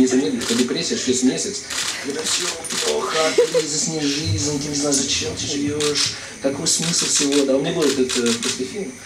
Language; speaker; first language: Russian; non-native, fluent; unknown